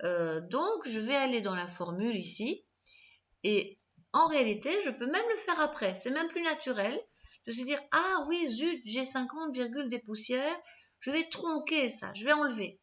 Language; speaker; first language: French; native; French